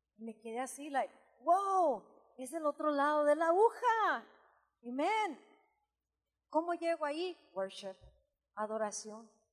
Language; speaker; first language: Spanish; early bilingual, heritage; Spanish